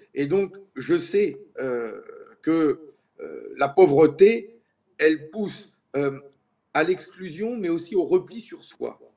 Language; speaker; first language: French; native; French